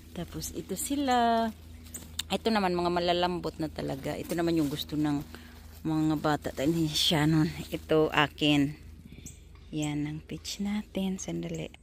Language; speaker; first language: Filipino; non-native, local second language; Masbatenyo